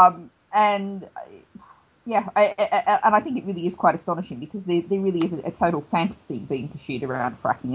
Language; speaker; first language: English; native; English